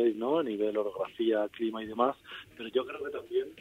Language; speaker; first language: Spanish; native; Spanish